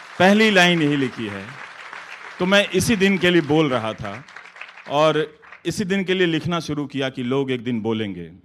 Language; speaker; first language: Hindi; native; Hindi